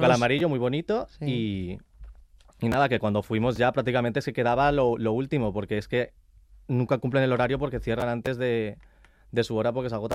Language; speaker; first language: Spanish; native; Spanish